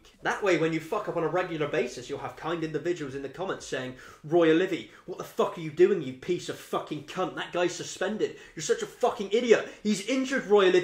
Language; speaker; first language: English; native; English